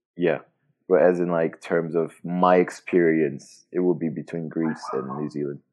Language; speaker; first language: English; non-native, fluent; Portuguese